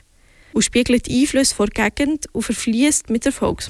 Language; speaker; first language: German; native; German